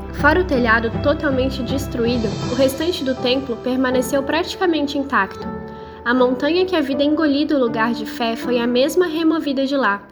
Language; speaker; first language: Portuguese; native; Portuguese